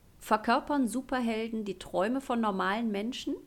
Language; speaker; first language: German; native; German